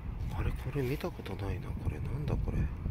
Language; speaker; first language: Japanese; native; Japanese